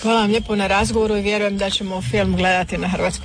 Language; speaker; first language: Serbian; native; Serbian